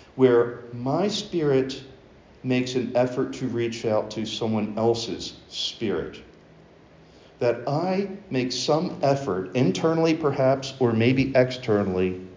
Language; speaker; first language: English; native; English